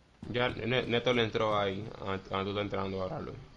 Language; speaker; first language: Spanish; early bilingual, heritage; Spanish